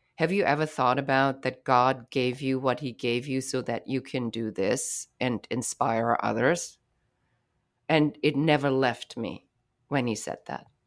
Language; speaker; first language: English; non-native, fluent; German